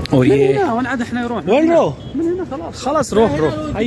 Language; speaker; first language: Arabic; non-native, learner; Urdu